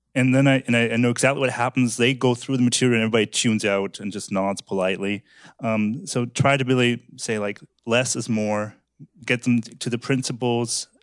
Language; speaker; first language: English; early bilingual, other home language; German